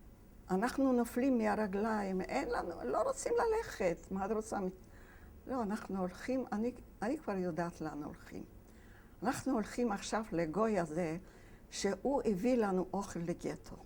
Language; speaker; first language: Hebrew; non-native, fluent; Polish